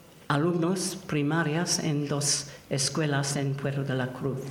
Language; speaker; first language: Spanish; non-native, learner; English